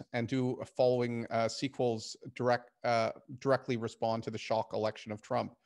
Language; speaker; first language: English; native; English